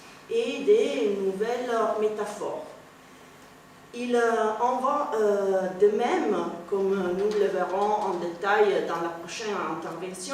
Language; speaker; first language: French; non-native, fluent; Italian